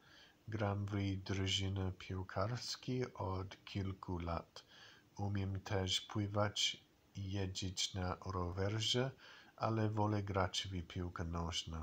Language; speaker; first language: Polish; non-native, learner; English